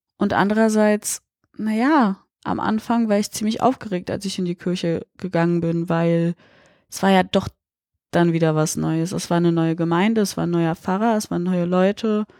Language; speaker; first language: German; early bilingual, other home language; Polish